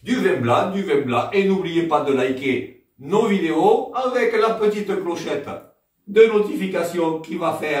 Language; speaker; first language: French; native; French